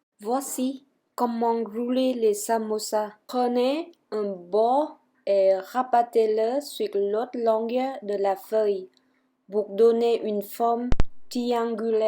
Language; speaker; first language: French; non-native, fluent; Vietnamese